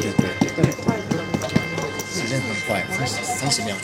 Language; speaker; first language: Chinese; early bilingual, heritage; Chinese